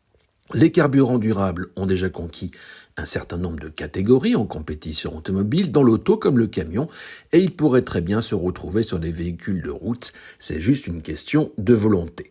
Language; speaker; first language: French; native; French